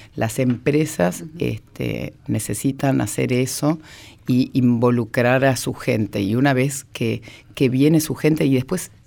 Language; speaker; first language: Spanish; native; Spanish